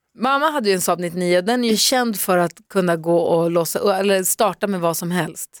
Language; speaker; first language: Swedish; native; Swedish